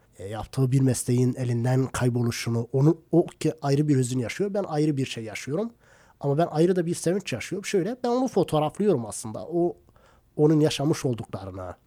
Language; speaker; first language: Turkish; non-native, local second language; Kurdish